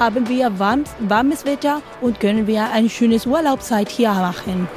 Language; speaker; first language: German; non-native, learner; Spanish